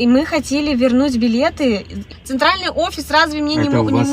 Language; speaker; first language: Russian; native; Russian